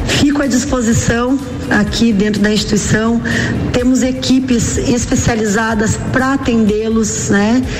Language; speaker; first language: Portuguese; native; Portuguese